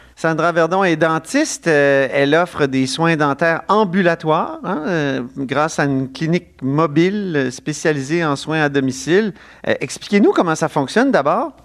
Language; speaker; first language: French; native; French